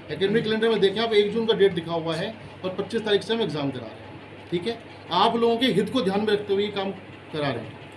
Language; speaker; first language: Hindi; native; Hindi